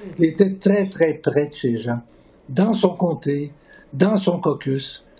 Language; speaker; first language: French; native; French